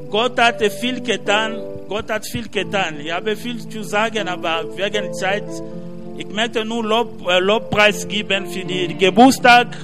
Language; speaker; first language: German; non-native, learner; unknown